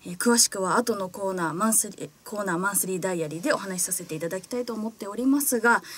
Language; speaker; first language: Japanese; native; Japanese